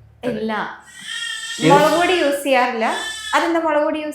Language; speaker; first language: Malayalam; native; Malayalam